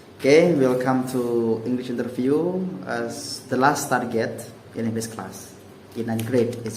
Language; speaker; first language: English; non-native, learner; Indonesian